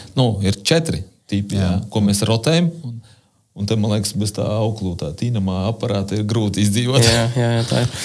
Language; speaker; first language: Latvian; non-native, local second language; Russian